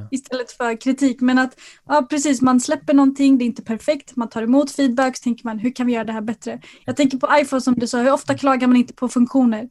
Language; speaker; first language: Swedish; early bilingual, other home language; Arabic